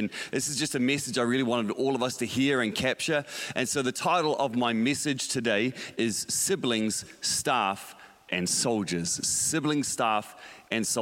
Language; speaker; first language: English; native; English